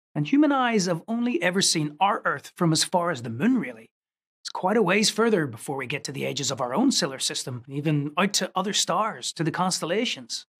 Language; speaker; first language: English; native; English